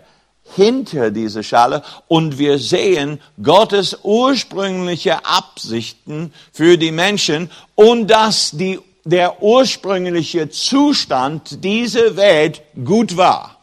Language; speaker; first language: German; non-native, fluent; English